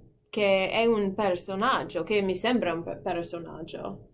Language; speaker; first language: Italian; non-native, fluent; English